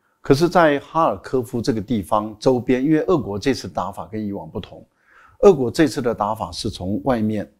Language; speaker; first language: Chinese; native; Chinese